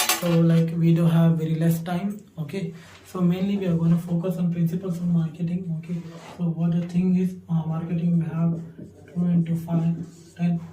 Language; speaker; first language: English; non-native, local second language; Kannada